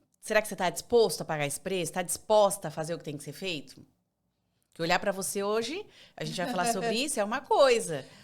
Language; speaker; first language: Portuguese; native; Portuguese